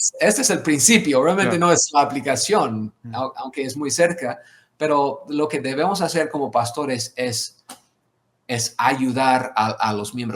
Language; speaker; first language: Spanish; non-native, fluent; English